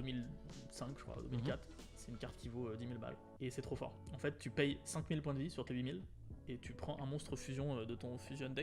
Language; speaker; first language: French; native; French